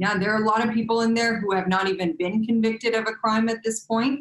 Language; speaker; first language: English; native; English